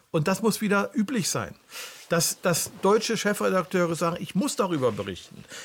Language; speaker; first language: German; native; German